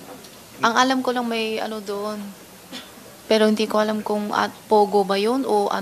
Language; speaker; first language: Filipino; non-native, learner; Chinese